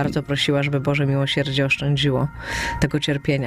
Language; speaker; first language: Polish; native; Polish